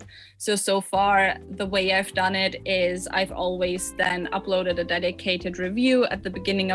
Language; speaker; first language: English; non-native, fluent; German